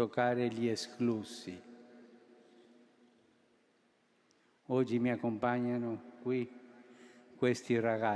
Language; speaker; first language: Italian; non-native, fluent; Spanish